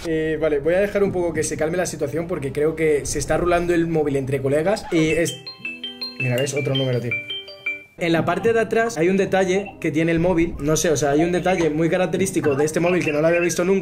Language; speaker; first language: Spanish; native; Spanish